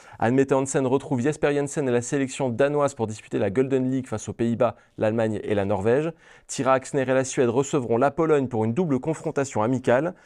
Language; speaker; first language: French; native; French